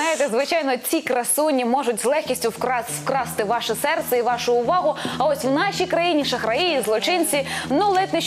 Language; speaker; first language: Ukrainian; native; Ukrainian